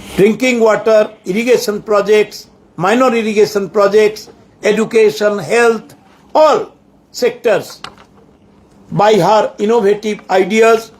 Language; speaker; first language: English; non-native, local second language; Bangla